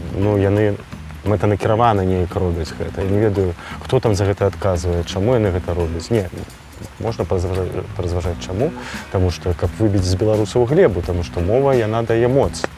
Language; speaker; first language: Belarusian; non-native, local second language; Russian